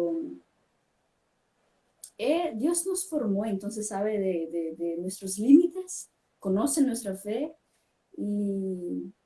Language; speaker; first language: Spanish; non-native, fluent; Portuguese